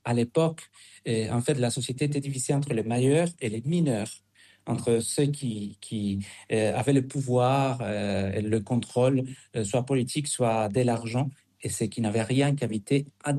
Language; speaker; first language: French; non-native, fluent; Spanish